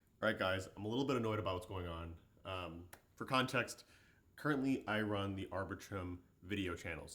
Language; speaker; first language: English; native; English